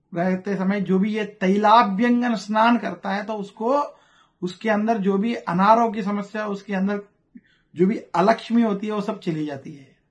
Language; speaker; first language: Hindi; non-native, local second language; Telugu